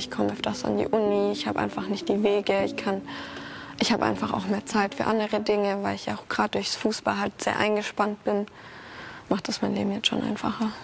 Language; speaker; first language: German; native; German